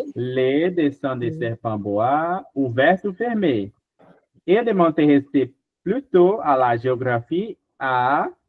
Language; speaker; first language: French; non-native, fluent; Portuguese